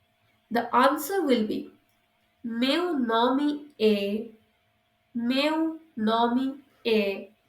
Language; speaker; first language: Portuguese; non-native, fluent; Hindi